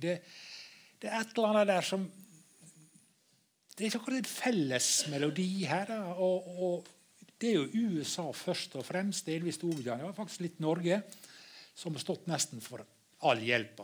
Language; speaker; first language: Norwegian; native; Norwegian